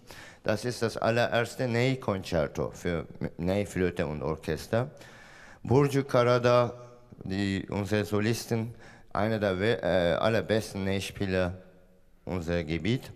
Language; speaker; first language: German; non-native, fluent; Turkish